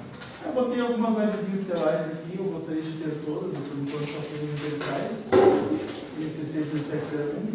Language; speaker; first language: Portuguese; native; Portuguese